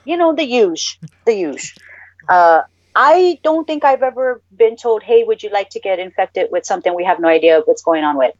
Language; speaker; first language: English; native; English